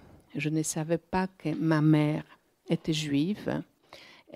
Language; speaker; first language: French; non-native, fluent; Polish